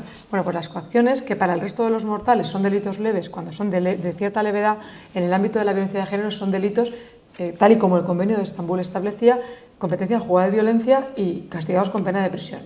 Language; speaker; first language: Spanish; native; Spanish